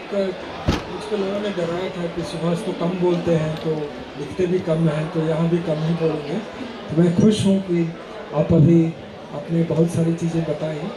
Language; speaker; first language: Hindi; non-native, local second language; Maithili